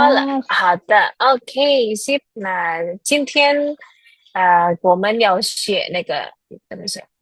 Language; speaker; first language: Chinese; non-native, fluent; Indonesian